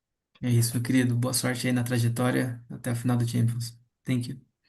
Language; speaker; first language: Portuguese; native; Portuguese